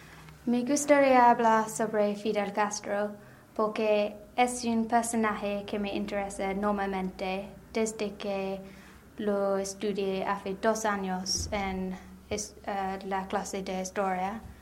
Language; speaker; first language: Spanish; non-native, learner; English